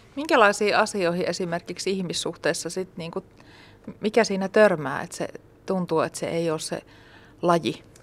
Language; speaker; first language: Finnish; native; Finnish